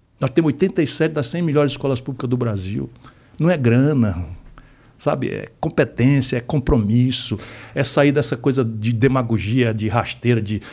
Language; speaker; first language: Portuguese; native; Portuguese